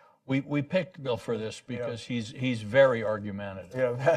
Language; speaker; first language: English; native; English